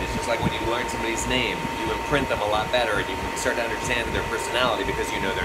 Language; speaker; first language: English; native; English